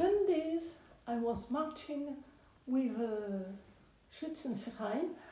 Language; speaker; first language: English; non-native, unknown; French